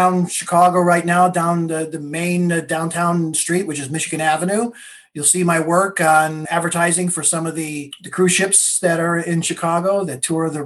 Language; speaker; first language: English; native; English